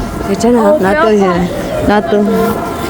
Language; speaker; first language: Korean; non-native, learner; Filipino